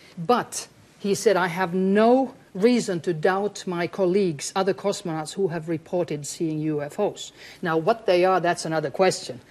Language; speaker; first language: English; non-native, fluent; Finnish